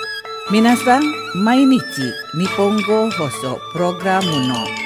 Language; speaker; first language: Japanese; non-native, fluent; Indonesian